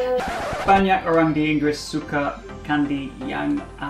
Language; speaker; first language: Indonesian; non-native, learner; English